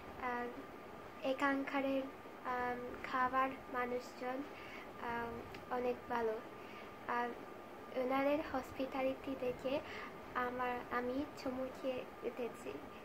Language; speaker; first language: Bangla; non-native, fluent; Japanese